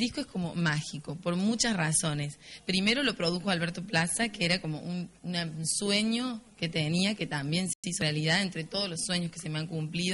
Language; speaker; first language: Spanish; native; Spanish